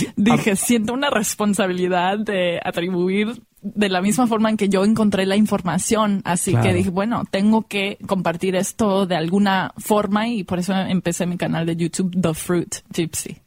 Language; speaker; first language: Spanish; early bilingual, heritage; Spanish